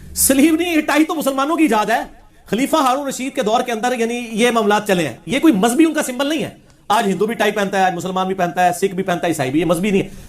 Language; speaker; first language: Urdu; non-native, local second language; Punjabi